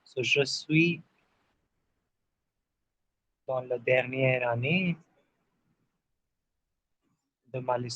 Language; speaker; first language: French; non-native, fluent; Hindi